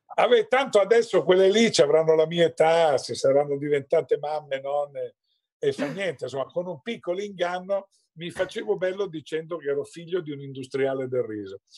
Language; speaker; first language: Italian; native; Italian